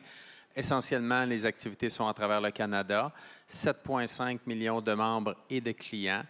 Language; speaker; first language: French; native; French